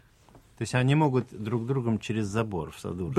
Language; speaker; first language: Russian; native; Russian